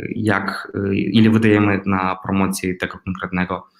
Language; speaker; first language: Polish; non-native, fluent; Ukrainian